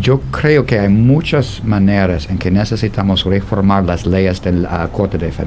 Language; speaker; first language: Spanish; non-native, fluent; English